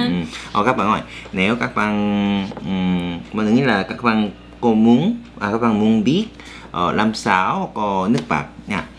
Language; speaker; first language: Vietnamese; non-native, learner; Korean